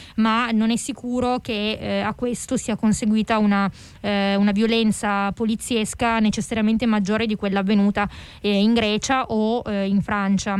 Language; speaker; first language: Italian; native; Italian